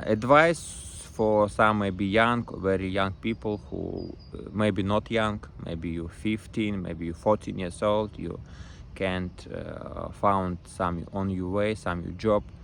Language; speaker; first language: English; non-native, learner; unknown